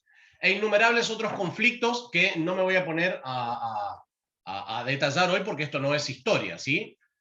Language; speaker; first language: Spanish; native; Spanish